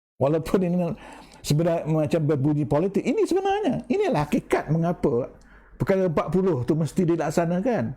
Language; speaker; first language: Malay; native; Malay